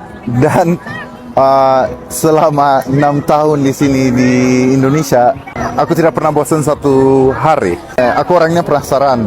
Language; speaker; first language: Indonesian; non-native, fluent; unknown